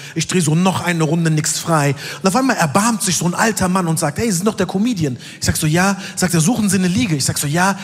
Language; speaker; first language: German; early bilingual, other home language; Turkish